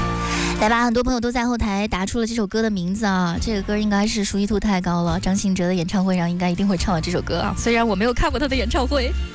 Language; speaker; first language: Chinese; native; Chinese